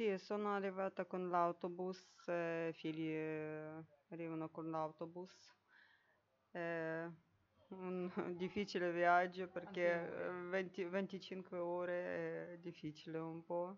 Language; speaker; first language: Italian; non-native, learner; Ukrainian